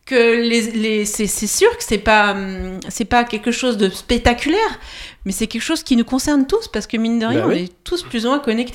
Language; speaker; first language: French; native; French